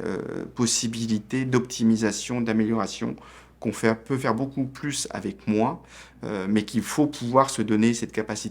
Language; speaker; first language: French; native; French